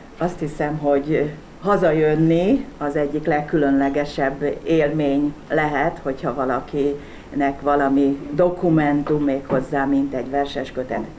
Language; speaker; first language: Hungarian; native; Hungarian